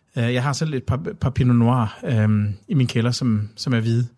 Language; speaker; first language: Danish; native; Danish